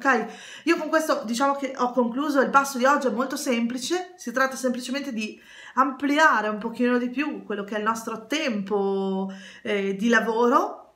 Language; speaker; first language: Italian; native; Italian